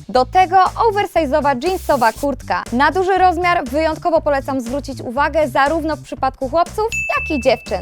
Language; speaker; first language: Polish; native; Polish